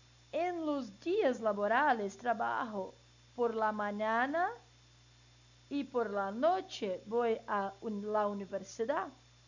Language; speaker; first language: Spanish; non-native, learner; Portuguese